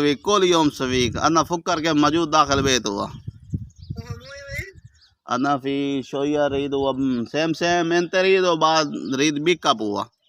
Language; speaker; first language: Arabic; non-native, learner; Urdu